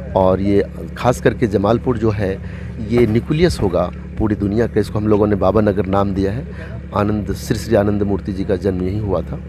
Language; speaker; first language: Hindi; native; Hindi